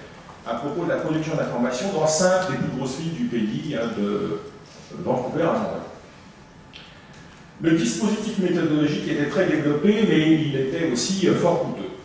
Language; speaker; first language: French; native; French